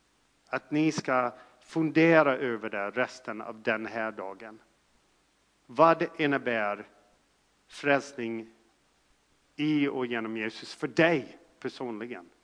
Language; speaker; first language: Swedish; non-native, fluent; English